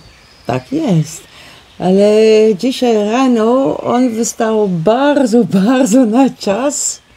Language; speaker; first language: Polish; non-native, learner; Dutch